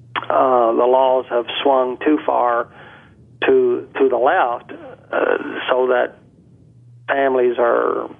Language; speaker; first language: English; native; English